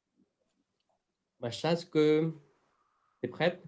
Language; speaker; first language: French; non-native, fluent; Spanish